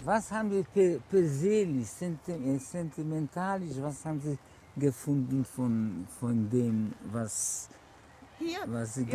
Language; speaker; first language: German; non-native, learner; Polish